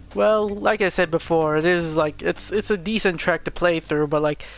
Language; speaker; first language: English; native; English